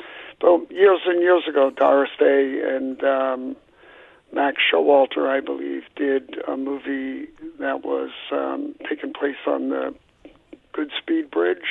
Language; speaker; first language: English; native; English